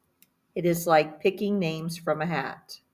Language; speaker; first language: English; native; English